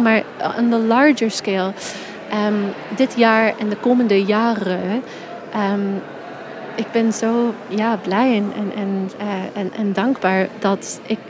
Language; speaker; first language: Dutch; non-native, fluent; English